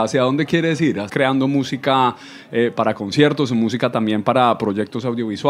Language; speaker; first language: Spanish; native; Spanish